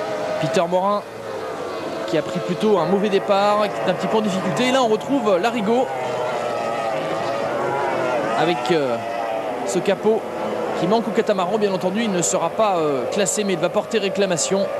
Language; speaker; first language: French; native; French